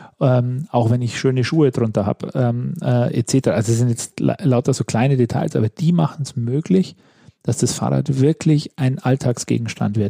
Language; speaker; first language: German; native; German